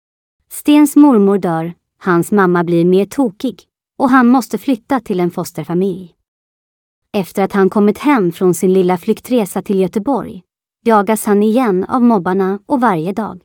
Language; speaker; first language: Swedish; native; Swedish